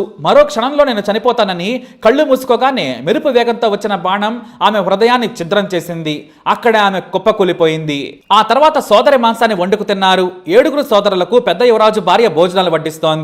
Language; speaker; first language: Telugu; native; Telugu